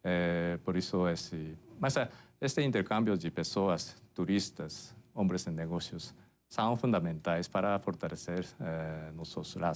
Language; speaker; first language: Portuguese; non-native, fluent; Japanese